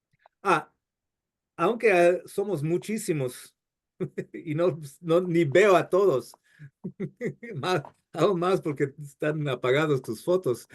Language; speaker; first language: Spanish; non-native, fluent; English